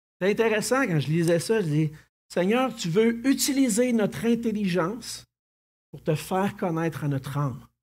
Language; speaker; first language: French; native; French